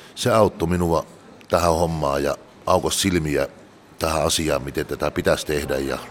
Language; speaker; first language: Finnish; native; Finnish